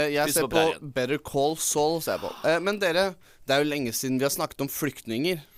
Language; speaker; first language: Norwegian; native; Norwegian